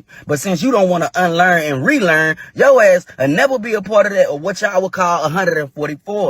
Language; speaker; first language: English; native; English